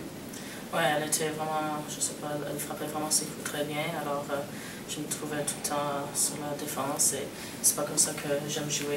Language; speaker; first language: French; non-native, local second language; English